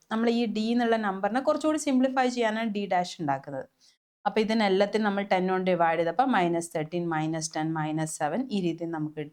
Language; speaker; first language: Malayalam; native; Malayalam